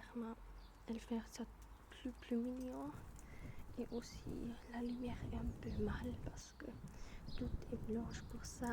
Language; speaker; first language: French; non-native, learner; German